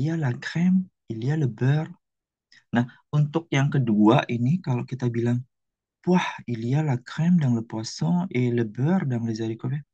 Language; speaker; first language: French; non-native, fluent; Indonesian